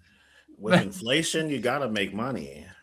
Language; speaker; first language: English; native; English